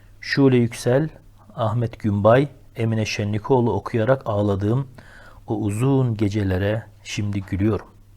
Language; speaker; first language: Turkish; native; Turkish